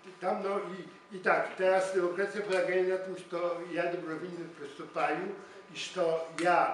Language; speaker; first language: Polish; non-native, learner; Ukrainian